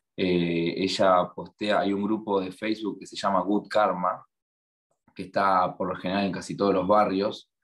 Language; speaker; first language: Spanish; native; Spanish